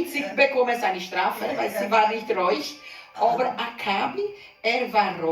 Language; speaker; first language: German; non-native, learner; Portuguese